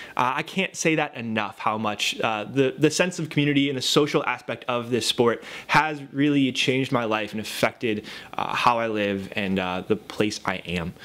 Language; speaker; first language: English; native; English